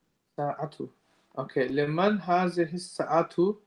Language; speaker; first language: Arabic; non-native, learner; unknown